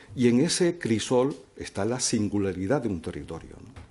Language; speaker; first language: Spanish; native; Spanish